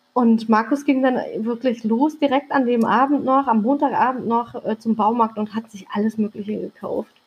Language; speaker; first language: German; early bilingual, other home language; Turkish